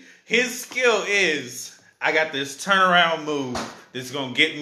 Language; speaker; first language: English; native; English